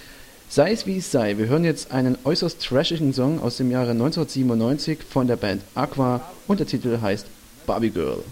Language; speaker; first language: German; native; German